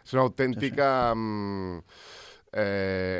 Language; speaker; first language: Spanish; non-native, local second language; Catalan